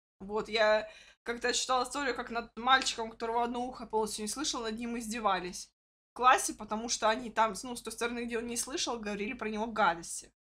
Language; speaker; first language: Russian; native; Russian